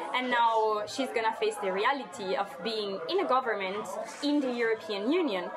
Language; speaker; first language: English; non-native, fluent; Italian